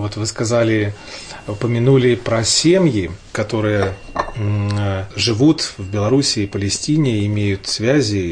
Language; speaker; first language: Russian; native; Russian